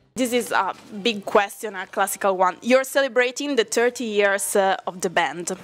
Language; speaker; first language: English; non-native, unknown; Italian